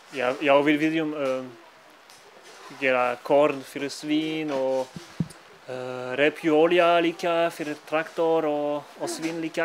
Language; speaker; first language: Icelandic; non-native, learner; Swiss German